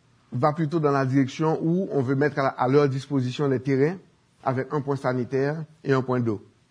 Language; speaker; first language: French; native; French